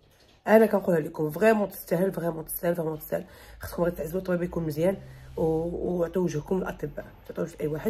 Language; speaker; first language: Arabic; native; Arabic